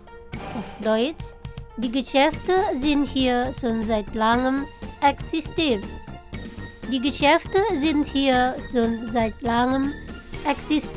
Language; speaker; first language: German; non-native, learner; Indonesian